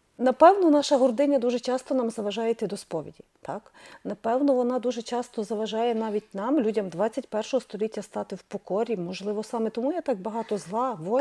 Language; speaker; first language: Ukrainian; native; Ukrainian